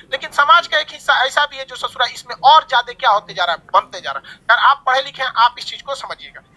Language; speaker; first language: Hindi; native; Hindi